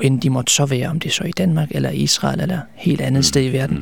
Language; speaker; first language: Danish; early bilingual, other home language; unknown